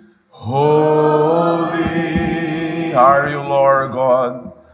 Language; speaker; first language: English; non-native, learner; Portuguese